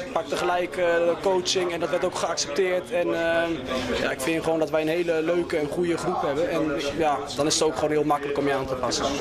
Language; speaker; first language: Dutch; native; Dutch